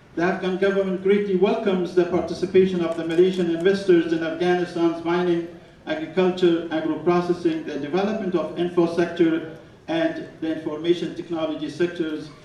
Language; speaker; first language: English; non-native, fluent; Persian